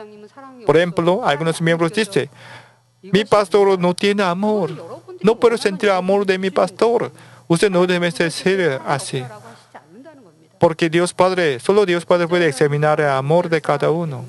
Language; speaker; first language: Spanish; non-native, learner; Korean